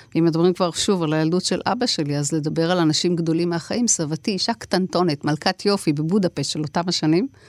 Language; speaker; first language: Hebrew; native; Hebrew